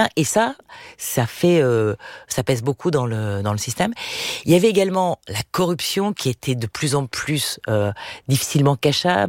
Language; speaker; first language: French; native; French